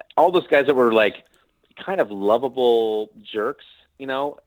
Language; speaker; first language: English; native; English